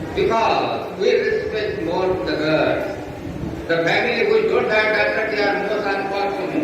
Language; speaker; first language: English; non-native, local second language; Marathi